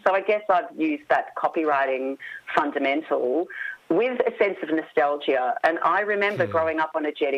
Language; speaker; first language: English; native; English